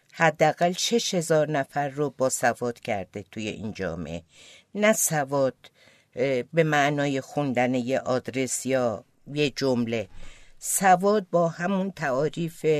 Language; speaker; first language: Persian; non-native, local second language; Azerbaijani